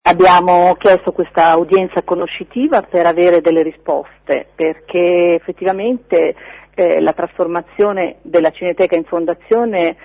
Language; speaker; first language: Italian; native; Italian